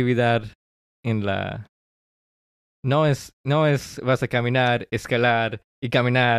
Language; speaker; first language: Spanish; early bilingual, heritage; English